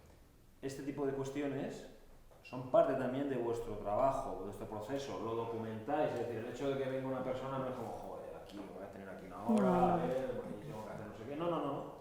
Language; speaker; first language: Spanish; native; Spanish